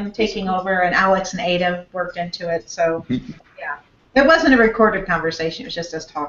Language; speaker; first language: English; native; English